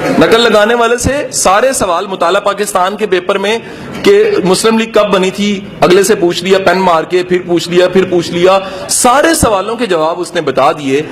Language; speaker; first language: Urdu; non-native, local second language; Punjabi